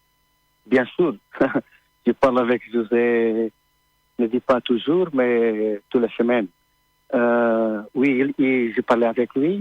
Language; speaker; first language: French; non-native, learner; Portuguese